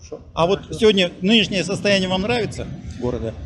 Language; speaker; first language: Russian; native; Russian